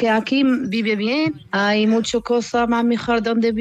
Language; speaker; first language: Spanish; non-native, learner; Arabic